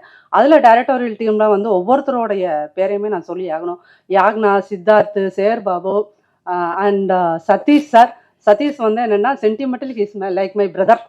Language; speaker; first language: Tamil; native; Tamil